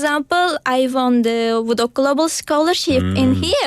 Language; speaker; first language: English; non-native, learner; Uzbek